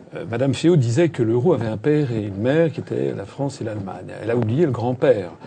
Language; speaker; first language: French; native; French